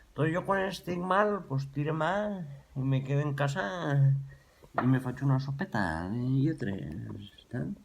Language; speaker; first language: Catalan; native; Catalan